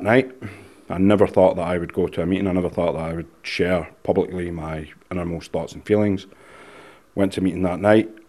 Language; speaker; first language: English; native; English